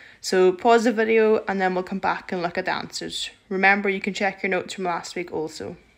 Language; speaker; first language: English; native; English